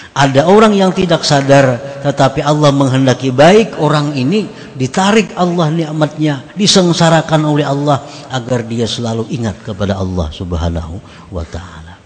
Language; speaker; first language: Indonesian; non-native, local second language; Banjar